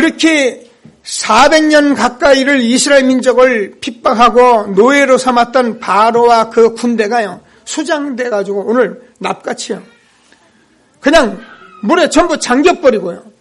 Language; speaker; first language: Korean; native; Korean